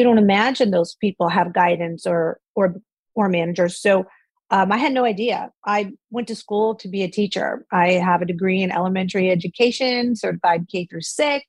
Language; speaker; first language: English; native; English